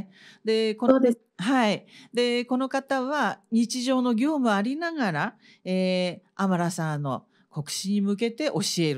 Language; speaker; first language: Japanese; native; Japanese